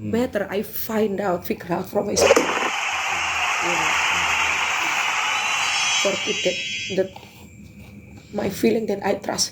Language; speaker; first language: English; non-native, learner; Indonesian